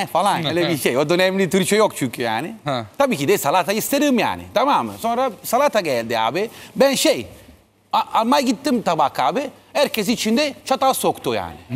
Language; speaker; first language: Turkish; non-native, fluent; Italian